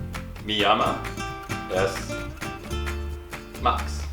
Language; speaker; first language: Spanish; non-native, learner; English